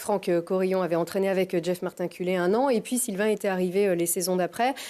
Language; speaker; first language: French; native; French